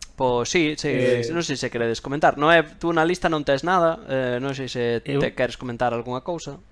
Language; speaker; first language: Galician; non-native, local second language; Spanish